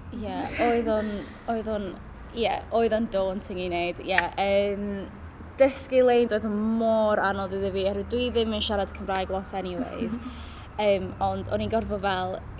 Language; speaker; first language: Welsh; non-native, local second language; English